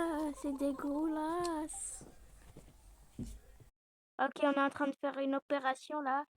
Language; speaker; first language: French; native; French